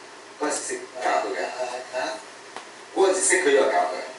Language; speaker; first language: Cantonese; early bilingual, heritage; Cantonese